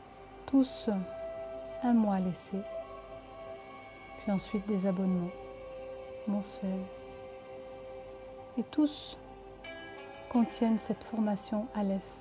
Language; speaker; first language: French; native; French